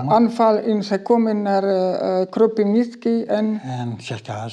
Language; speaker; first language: Dutch; non-native, learner; Ukrainian